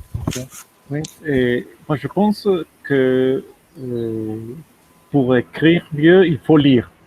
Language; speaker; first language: French; non-native, fluent; Spanish